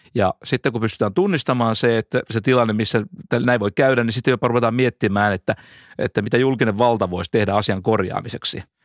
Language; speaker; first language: Finnish; native; Finnish